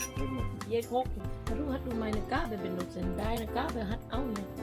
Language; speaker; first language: German; non-native, learner; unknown